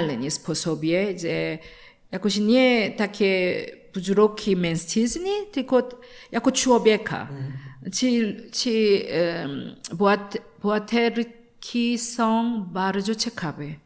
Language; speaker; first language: Polish; non-native, learner; Korean